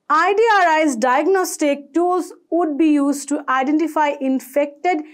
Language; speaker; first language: English; non-native, local second language; Bangla